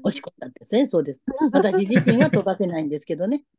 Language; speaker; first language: Japanese; native; Japanese